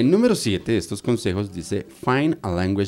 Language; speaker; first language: Spanish; native; Spanish